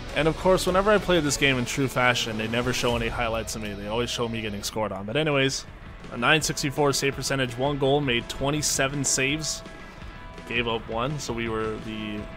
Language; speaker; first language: English; native; English